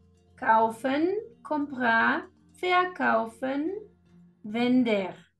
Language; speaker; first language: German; non-native, fluent; Spanish